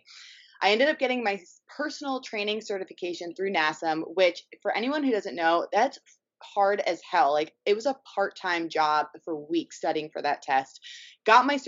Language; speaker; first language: English; native; English